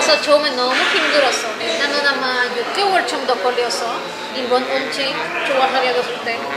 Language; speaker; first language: Korean; non-native, learner; Spanish